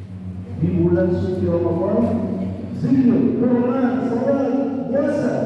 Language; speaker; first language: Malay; non-native, fluent; Arabic